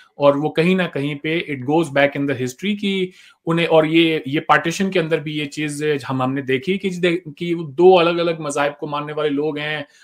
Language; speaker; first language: Hindi; native; Hindi